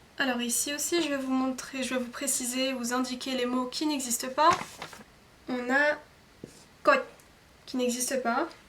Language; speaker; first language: French; native; French